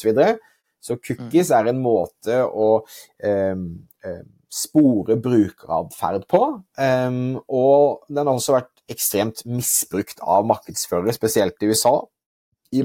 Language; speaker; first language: Norwegian; native; Norwegian